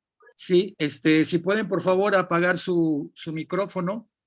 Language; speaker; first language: Spanish; native; Spanish